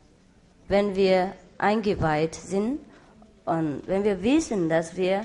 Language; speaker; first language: German; non-native, learner; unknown